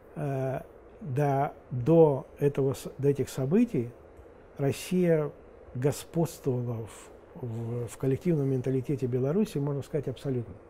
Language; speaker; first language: Russian; non-native, local second language; Romanian